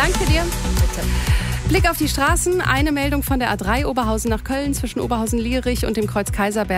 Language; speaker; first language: German; native; German